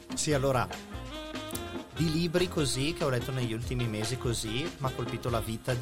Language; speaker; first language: Italian; native; Italian